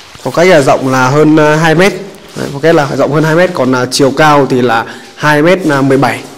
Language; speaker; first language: Vietnamese; native; Vietnamese